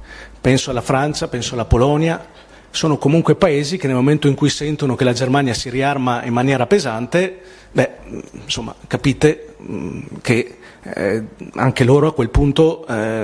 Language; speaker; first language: Italian; native; Italian